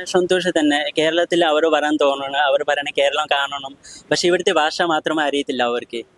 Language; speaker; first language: Malayalam; non-native, local second language; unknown